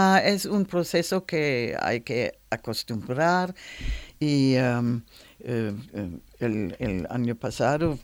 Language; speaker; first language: Spanish; non-native, learner; German